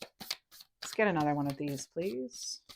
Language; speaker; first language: English; native; English